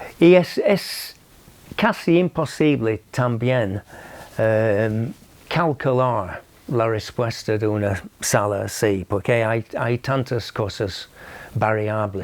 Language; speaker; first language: Spanish; non-native, fluent; English